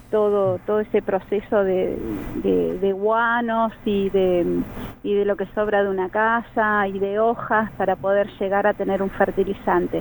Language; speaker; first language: Spanish; native; Spanish